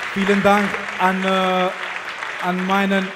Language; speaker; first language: German; non-native, fluent; Albanian